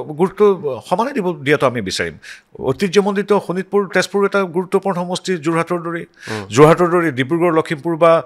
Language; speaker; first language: Assamese; native; Assamese